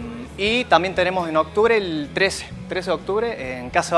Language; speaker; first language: Spanish; native; Spanish